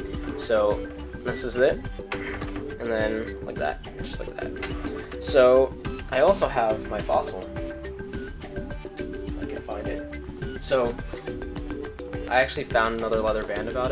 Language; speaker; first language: English; native; English